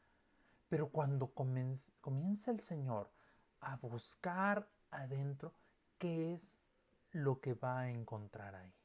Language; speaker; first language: Spanish; native; Spanish